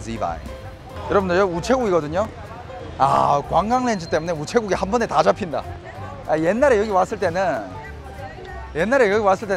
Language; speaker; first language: Korean; native; Korean